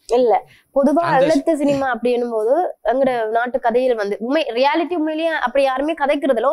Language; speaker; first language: Tamil; native; Tamil